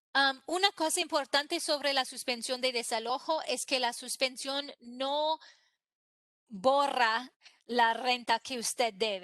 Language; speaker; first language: Spanish; non-native, fluent; English